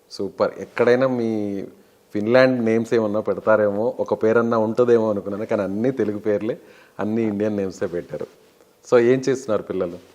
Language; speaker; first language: Telugu; native; Telugu